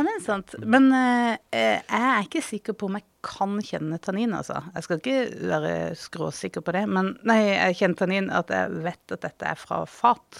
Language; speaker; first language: Norwegian; native; Norwegian